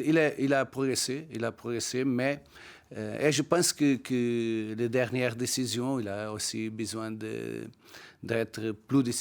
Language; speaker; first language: French; non-native, learner; Portuguese